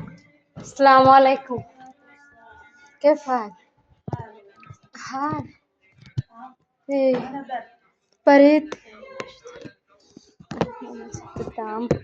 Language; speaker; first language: Arabic; non-native, learner; Bangla